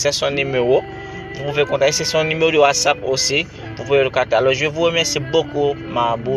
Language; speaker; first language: French; non-native, learner; Haitian Creole